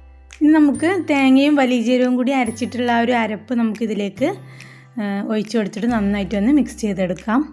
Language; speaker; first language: Malayalam; native; Malayalam